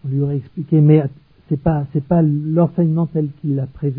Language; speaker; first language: French; native; French